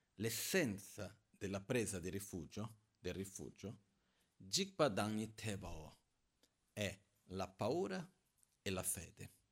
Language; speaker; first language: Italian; non-native, fluent; Portuguese